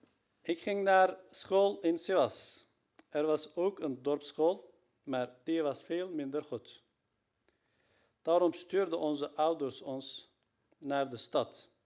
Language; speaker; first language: Dutch; non-native, fluent; Turkish